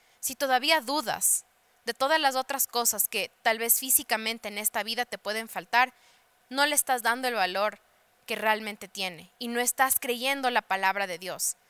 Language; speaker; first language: Spanish; early bilingual, heritage; Spanish